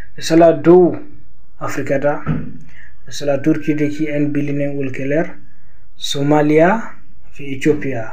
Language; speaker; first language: Turkish; non-native, fluent; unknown